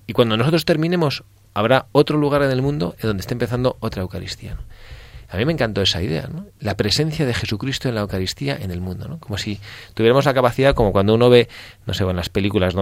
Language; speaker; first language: Spanish; native; Spanish